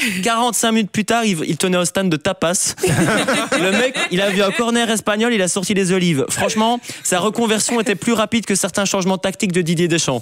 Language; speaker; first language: French; native; French